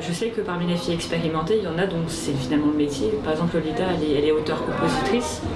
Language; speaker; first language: French; native; French